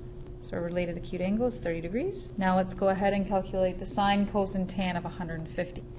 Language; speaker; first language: English; native; English